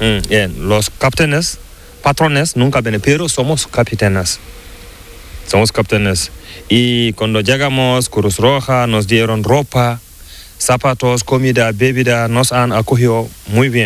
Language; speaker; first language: Spanish; non-native, learner; Fula